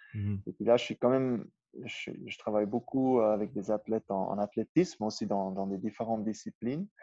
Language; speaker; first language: French; non-native, fluent; German